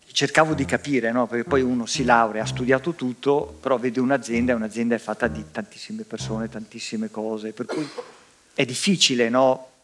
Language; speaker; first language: Italian; native; Italian